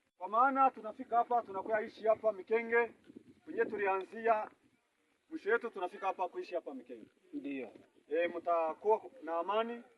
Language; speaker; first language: Swahili; non-native, local second language; Kinyarwanda